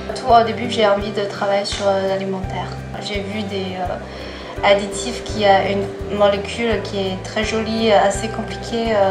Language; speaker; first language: French; non-native, fluent; Chinese